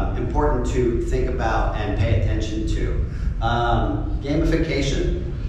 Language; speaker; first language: English; native; English